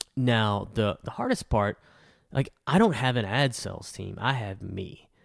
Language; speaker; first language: English; native; English